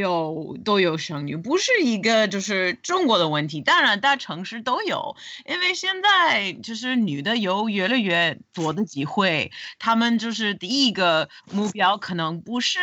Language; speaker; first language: Chinese; non-native, fluent; English